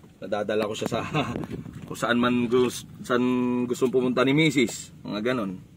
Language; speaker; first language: Filipino; native; Filipino